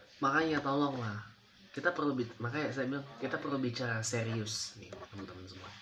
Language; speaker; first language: Indonesian; non-native, fluent; English